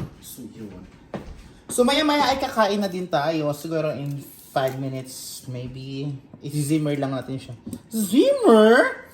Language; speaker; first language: Filipino; non-native, local second language; Cebuano